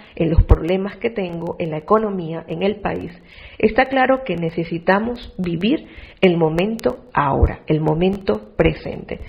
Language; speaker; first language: Spanish; native; Spanish